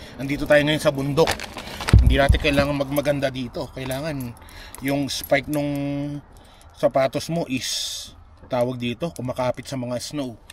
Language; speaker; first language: Filipino; native; Filipino